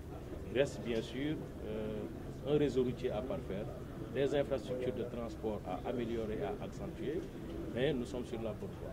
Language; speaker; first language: French; non-native, local second language; Wolof